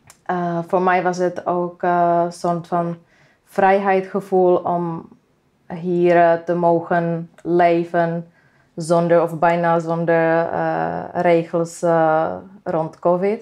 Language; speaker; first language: Dutch; non-native, fluent; Czech